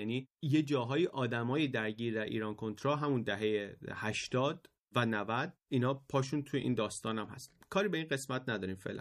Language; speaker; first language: Persian; native; Persian